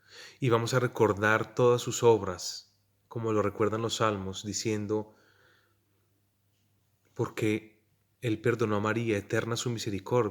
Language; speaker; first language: Spanish; native; Spanish